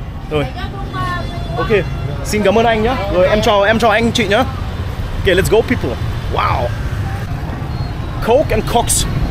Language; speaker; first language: Vietnamese; early bilingual, heritage; Vietnamese